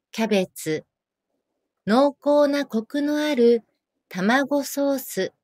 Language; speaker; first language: Japanese; native; Japanese